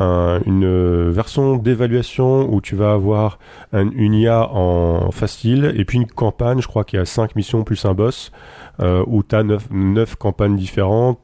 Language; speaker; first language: French; native; French